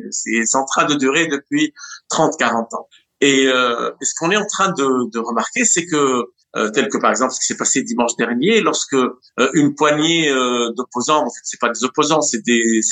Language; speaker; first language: French; non-native, local second language; Arabic